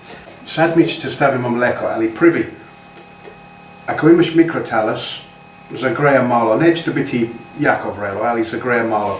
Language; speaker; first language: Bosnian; non-native, learner; English